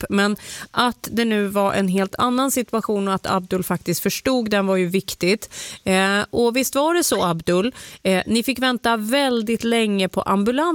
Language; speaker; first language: Swedish; native; Swedish